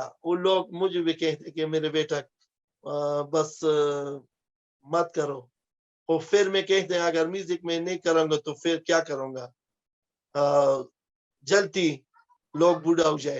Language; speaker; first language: Hindi; non-native, fluent; Pashto